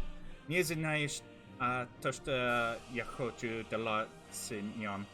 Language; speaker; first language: Russian; non-native, learner; English